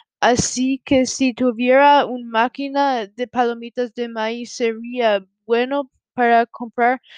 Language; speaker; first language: Spanish; non-native, learner; English